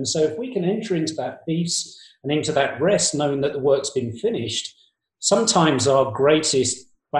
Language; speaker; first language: English; native; English